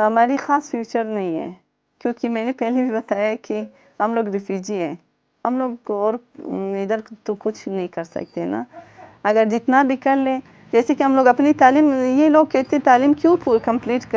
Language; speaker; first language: Hindi; non-native, local second language; Uzbek